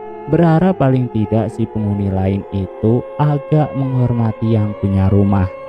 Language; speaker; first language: Indonesian; native; Indonesian